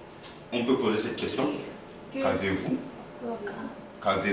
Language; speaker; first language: French; non-native, fluent; Korean